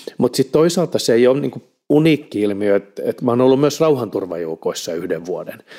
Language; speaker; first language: Finnish; native; Finnish